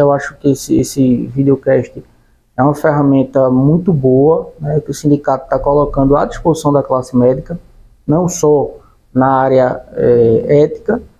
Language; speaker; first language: Portuguese; native; Portuguese